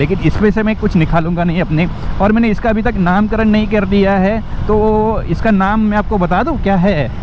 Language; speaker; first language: Hindi; non-native, local second language; Marathi